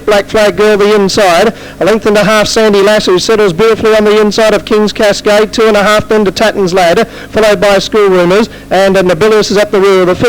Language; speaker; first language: English; native; English